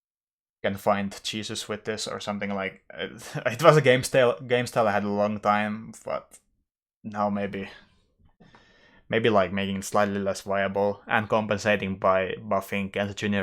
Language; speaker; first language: English; non-native, fluent; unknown